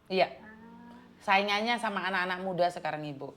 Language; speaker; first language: Indonesian; native; Indonesian